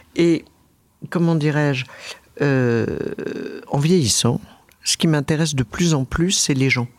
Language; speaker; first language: French; native; French